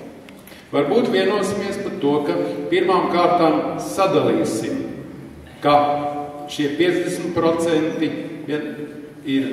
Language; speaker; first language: Latvian; native; Latvian